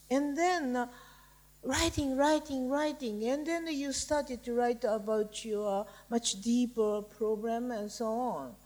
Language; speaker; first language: English; non-native, fluent; Japanese